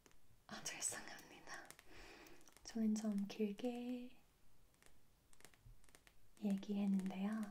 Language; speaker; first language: Korean; non-native, fluent; English